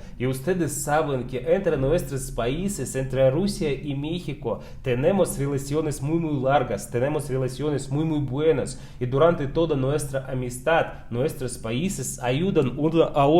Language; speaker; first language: Spanish; non-native, fluent; Russian